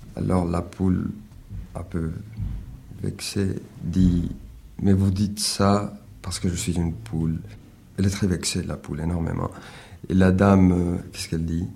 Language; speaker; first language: French; early bilingual, other home language; Spanish